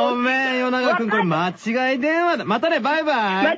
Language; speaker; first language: Japanese; native; Japanese